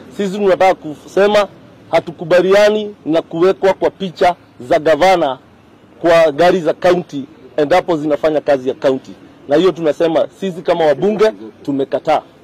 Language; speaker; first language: Swahili; native; Swahili